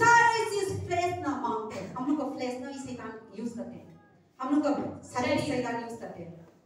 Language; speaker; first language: Hindi; non-native, local second language; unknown